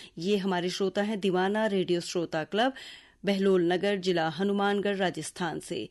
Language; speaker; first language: Hindi; native; Hindi